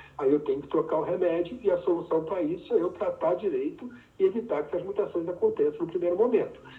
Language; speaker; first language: Portuguese; native; Portuguese